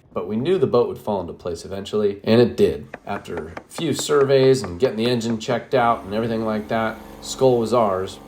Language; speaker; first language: English; native; English